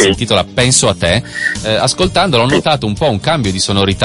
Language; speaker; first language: Italian; native; Italian